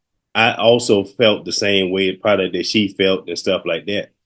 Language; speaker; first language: English; native; English